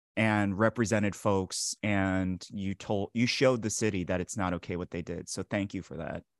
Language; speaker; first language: English; native; English